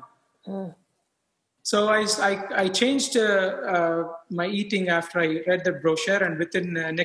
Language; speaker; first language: English; non-native, local second language; Telugu